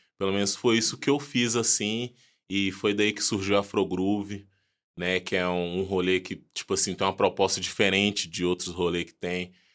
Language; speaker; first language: Portuguese; early bilingual, other home language; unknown